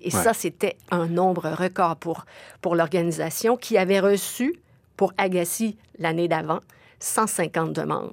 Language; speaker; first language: French; native; French